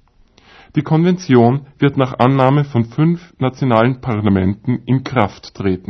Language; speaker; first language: German; native; German